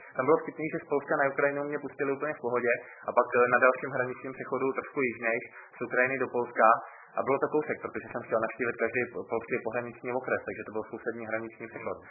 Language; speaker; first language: Czech; native; Czech